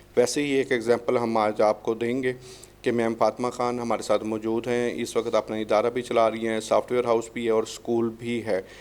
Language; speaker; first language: Urdu; non-native, local second language; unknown